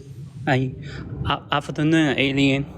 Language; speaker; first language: English; non-native, learner; Chinese